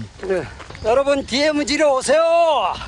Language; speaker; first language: Korean; native; Korean